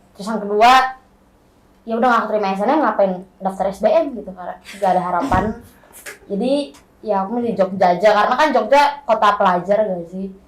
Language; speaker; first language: Indonesian; native; Indonesian